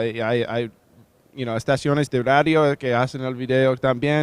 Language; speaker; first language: Spanish; non-native, learner; English